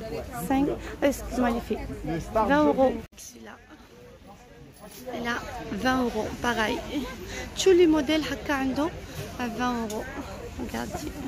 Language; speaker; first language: French; non-native, fluent; Arabic